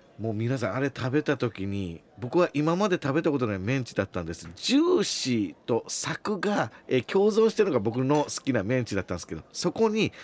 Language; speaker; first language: Japanese; native; Japanese